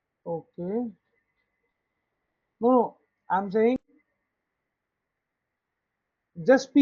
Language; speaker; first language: English; non-native, fluent; Hindi